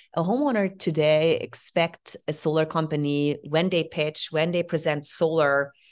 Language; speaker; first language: English; non-native, fluent; German